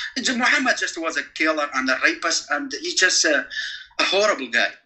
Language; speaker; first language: English; non-native, fluent; Kurdish